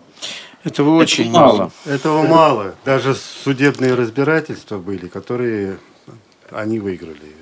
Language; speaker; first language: Russian; native; Russian